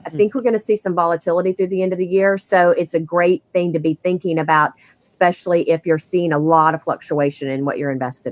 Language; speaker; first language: English; native; English